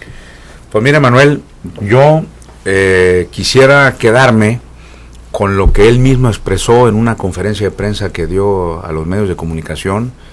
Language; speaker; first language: Spanish; native; Spanish